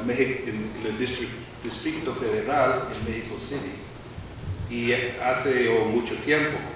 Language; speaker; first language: Spanish; non-native, fluent; English